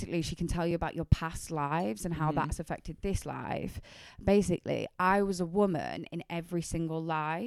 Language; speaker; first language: English; native; English